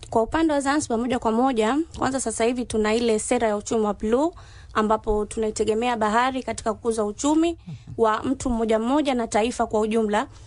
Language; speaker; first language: Swahili; native; Swahili